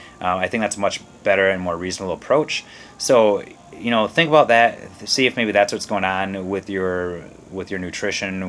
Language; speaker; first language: English; native; English